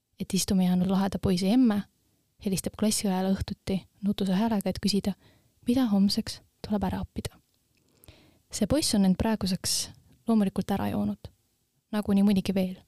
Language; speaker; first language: Estonian; non-native, local second language; Russian